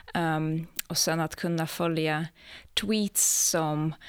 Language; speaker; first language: Swedish; non-native, fluent; Ukrainian